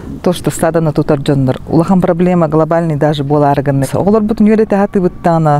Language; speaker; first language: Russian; non-native, local second language; Yakut